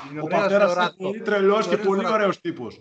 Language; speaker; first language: Greek; native; Greek